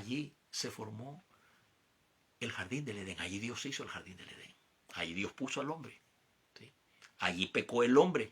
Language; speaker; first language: Spanish; native; Spanish